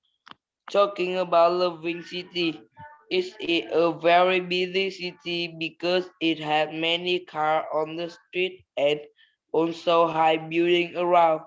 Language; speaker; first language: English; non-native, learner; Vietnamese